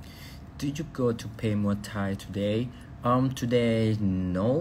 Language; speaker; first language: English; non-native, learner; Thai